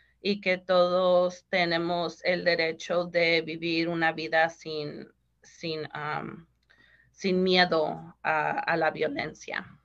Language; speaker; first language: Spanish; early bilingual, heritage; Spanish